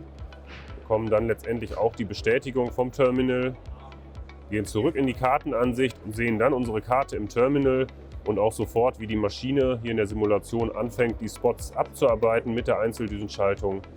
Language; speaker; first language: German; native; German